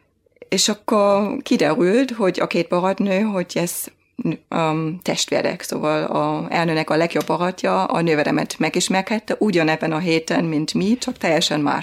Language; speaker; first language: Hungarian; non-native, fluent; German